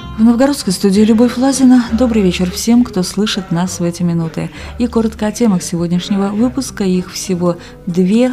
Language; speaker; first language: Russian; native; Russian